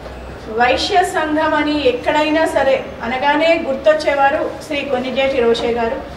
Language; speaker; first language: Telugu; native; Telugu